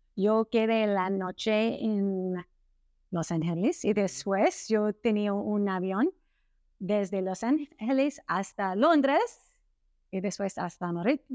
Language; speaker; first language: Spanish; non-native, learner; English